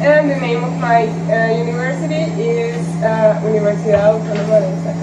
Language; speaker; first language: English; non-native, learner; Spanish